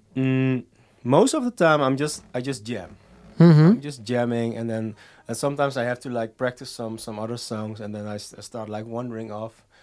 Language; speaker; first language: English; non-native, fluent; Dutch